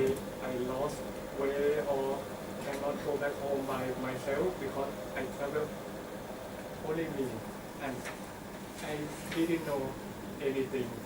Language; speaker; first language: English; non-native, learner; Thai